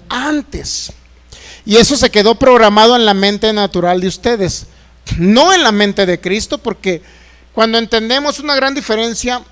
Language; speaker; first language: Spanish; native; Spanish